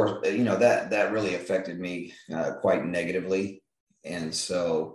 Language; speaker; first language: English; native; English